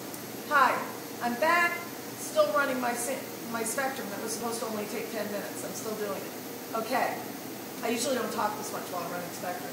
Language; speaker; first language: English; native; English